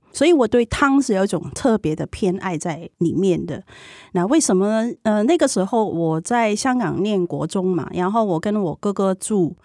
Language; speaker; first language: Chinese; non-native, fluent; Cantonese